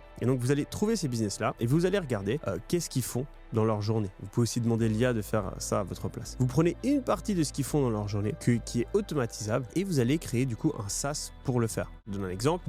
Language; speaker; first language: French; native; French